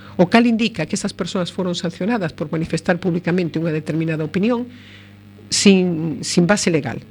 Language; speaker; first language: Galician; native; Galician